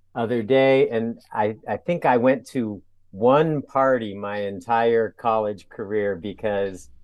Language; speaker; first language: English; native; English